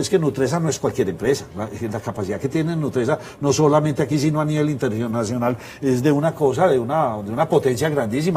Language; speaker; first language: Spanish; native; Spanish